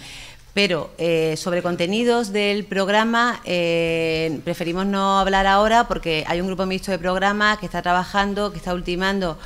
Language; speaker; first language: Spanish; native; Spanish